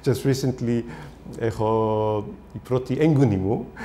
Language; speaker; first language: Greek; non-native, learner; Hebrew